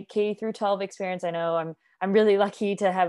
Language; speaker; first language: English; non-native, local second language; Cantonese